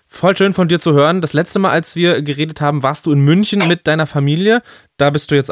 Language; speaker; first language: German; native; German